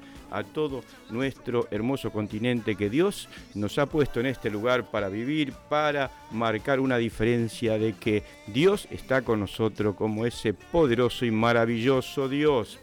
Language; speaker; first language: Spanish; native; Spanish